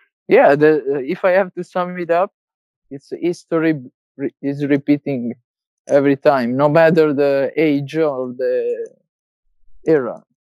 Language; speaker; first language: English; non-native, fluent; Italian